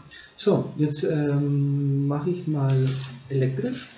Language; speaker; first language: German; non-native, fluent; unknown